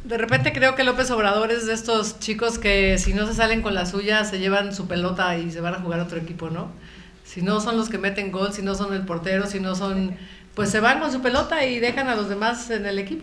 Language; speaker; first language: Spanish; native; Spanish